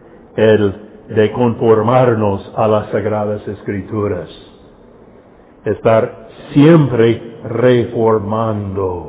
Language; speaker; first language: Spanish; non-native, fluent; English